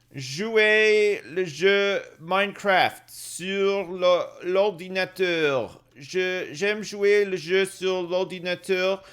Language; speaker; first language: French; non-native, learner; English